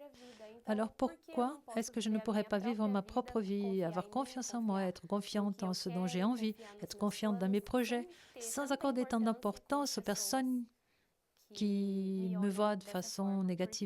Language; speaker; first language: French; non-native, fluent; Portuguese